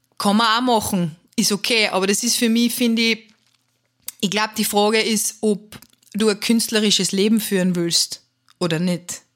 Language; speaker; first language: German; native; German